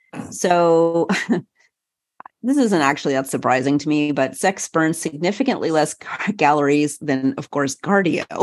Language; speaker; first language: English; native; English